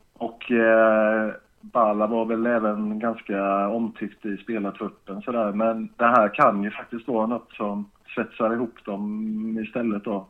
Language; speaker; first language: Swedish; native; Swedish